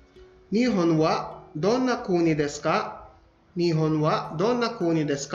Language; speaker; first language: Japanese; non-native, fluent; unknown